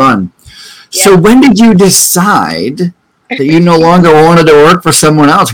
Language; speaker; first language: English; native; English